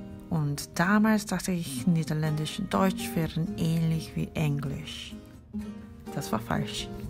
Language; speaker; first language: German; non-native, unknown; Korean